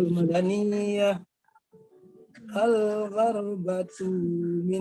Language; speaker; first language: Arabic; non-native, learner; Indonesian